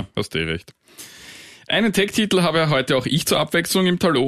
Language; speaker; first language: German; native; German